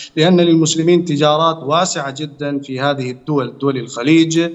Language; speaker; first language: Arabic; non-native, fluent; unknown